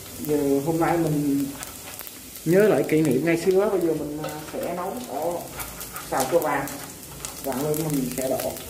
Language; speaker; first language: Vietnamese; non-native, local second language; Khmer